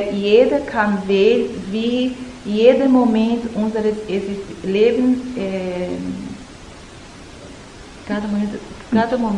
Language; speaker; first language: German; non-native, learner; Portuguese